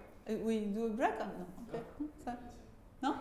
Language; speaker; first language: English; non-native, fluent; French